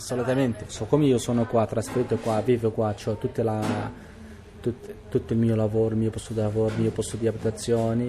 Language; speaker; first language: Italian; non-native, learner; Arabic